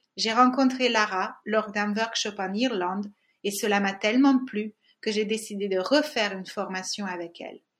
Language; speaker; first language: French; non-native, fluent; Hungarian